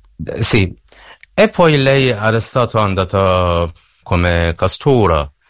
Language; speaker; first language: Italian; non-native, learner; Persian